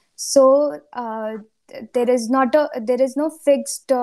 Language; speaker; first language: English; non-native, local second language; Hindi